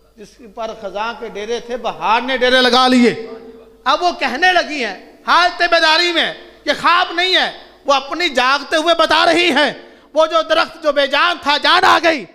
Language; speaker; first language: Urdu; non-native, local second language; Punjabi